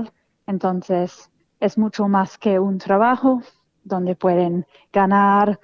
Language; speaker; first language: Spanish; non-native, fluent; English